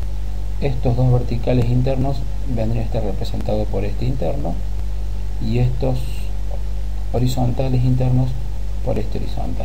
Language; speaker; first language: Spanish; native; Spanish